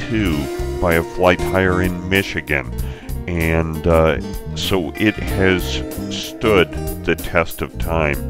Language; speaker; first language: English; native; English